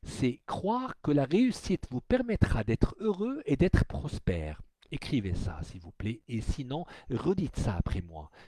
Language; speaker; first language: French; non-native, local second language; Arabic